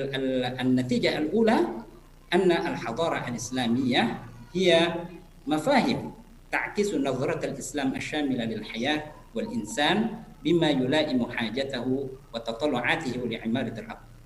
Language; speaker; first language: Arabic; non-native, fluent; Indonesian